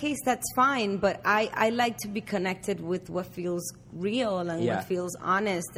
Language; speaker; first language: English; early bilingual, other home language; Spanish